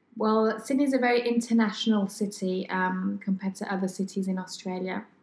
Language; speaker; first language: English; non-native, fluent; French